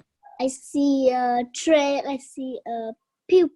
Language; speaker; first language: English; non-native, learner; Vietnamese